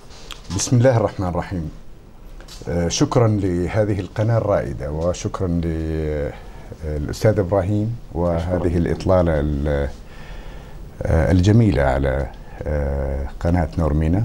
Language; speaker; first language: Arabic; native; Arabic